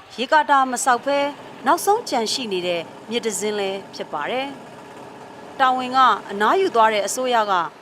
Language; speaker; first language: Burmese; native; Burmese